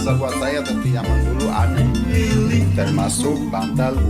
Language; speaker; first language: Indonesian; non-native, fluent; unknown